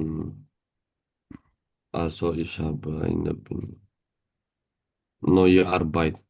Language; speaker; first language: German; non-native, learner; Indonesian